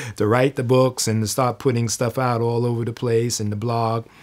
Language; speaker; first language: English; native; English